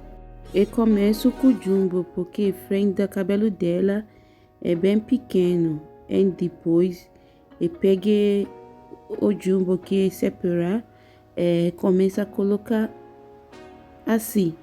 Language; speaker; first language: Portuguese; non-native, learner; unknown